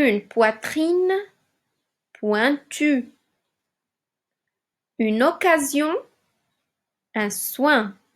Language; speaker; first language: French; non-native, local second language; Arabic